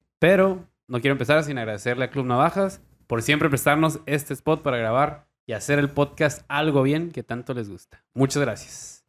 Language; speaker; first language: Spanish; native; Spanish